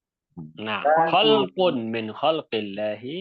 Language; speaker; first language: Arabic; non-native, fluent; Indonesian